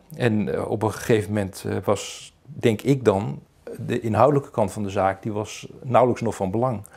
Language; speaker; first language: Dutch; native; Dutch